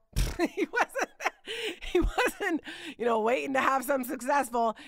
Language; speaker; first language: English; native; English